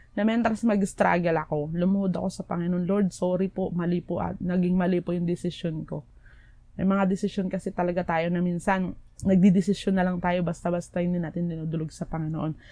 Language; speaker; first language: Filipino; native; Filipino